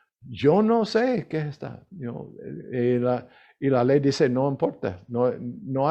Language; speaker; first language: Spanish; non-native, learner; English